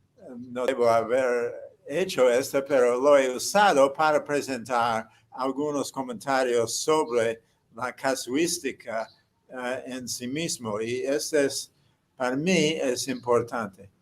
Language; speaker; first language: Spanish; non-native, fluent; English